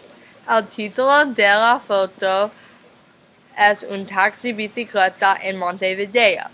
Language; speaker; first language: Spanish; non-native, learner; English